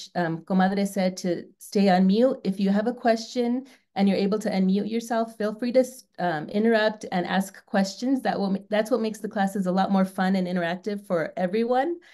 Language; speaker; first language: English; native; English